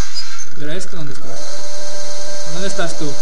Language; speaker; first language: Spanish; native; Spanish